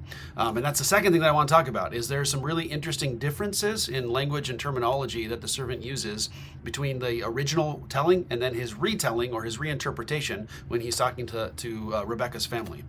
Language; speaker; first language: English; native; English